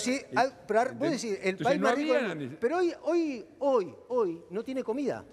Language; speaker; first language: Spanish; native; Spanish